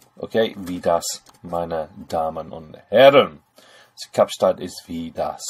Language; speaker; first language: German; non-native, fluent; English